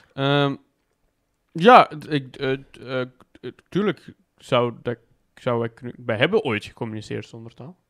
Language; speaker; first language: Dutch; native; Dutch